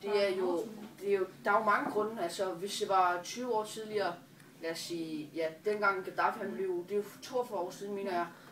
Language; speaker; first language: Danish; native; Danish